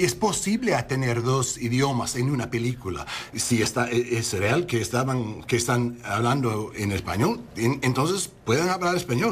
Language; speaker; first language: Spanish; non-native, learner; English